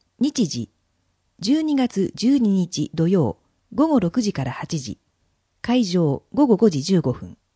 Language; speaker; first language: Japanese; native; Japanese